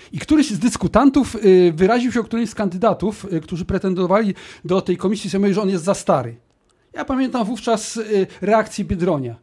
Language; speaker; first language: Polish; native; Polish